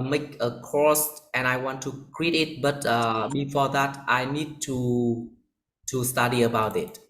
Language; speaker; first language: English; non-native, learner; Vietnamese